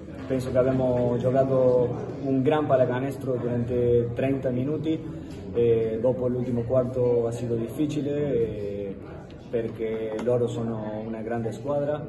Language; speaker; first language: Italian; non-native, fluent; Spanish